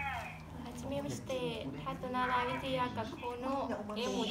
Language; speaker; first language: Japanese; non-native, learner; Thai